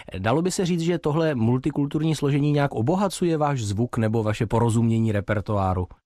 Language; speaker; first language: Czech; native; Czech